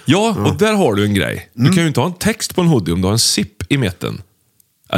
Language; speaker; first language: Swedish; native; Swedish